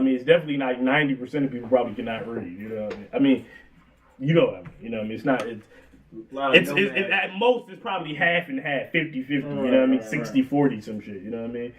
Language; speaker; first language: English; native; English